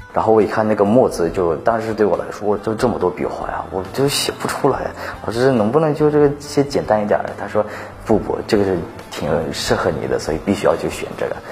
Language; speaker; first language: Chinese; non-native, fluent; Tajik